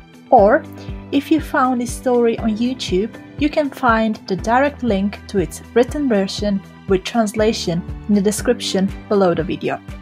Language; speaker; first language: English; non-native, fluent; Italian